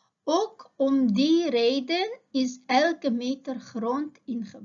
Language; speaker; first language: Dutch; non-native, fluent; Uyghur